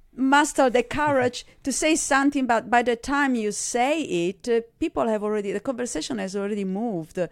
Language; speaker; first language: English; non-native, fluent; Italian